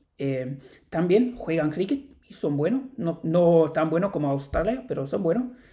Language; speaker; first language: Spanish; non-native, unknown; English